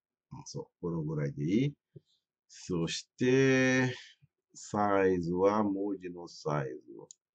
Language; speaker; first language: Japanese; non-native, fluent; Portuguese